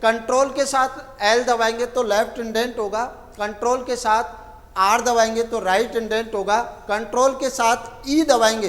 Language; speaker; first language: Hindi; native; Hindi